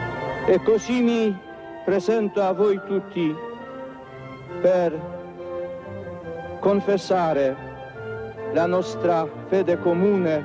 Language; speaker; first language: Italian; non-native, fluent; Polish